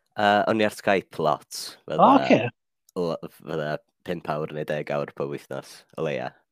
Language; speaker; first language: Welsh; non-native, fluent; Finnish